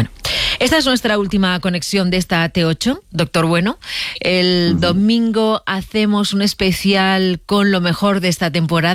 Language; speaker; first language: Spanish; native; Spanish